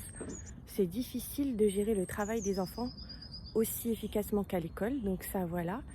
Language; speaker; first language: French; native; French